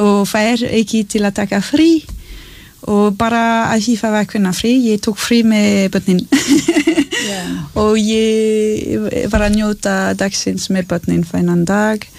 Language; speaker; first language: Icelandic; non-native, learner; French